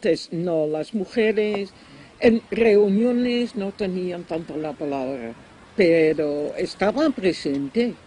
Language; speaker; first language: Spanish; non-native, fluent; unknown